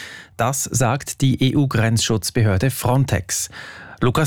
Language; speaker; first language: German; native; German